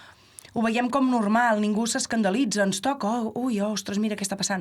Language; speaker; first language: Catalan; native; Catalan